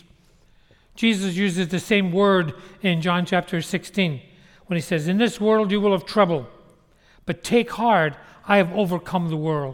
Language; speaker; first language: English; native; English